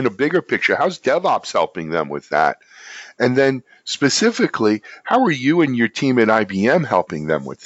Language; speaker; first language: English; native; English